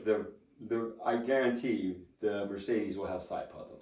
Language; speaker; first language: English; native; English